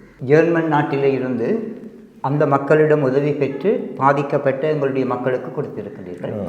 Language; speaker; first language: Tamil; native; Tamil